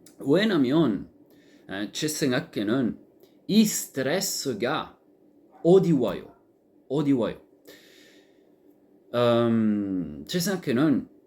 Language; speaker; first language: Korean; non-native, learner; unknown